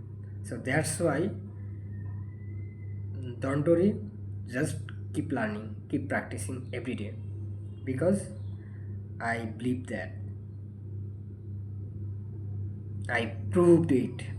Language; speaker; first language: English; non-native, learner; Bangla